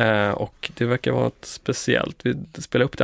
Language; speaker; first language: Swedish; native; Swedish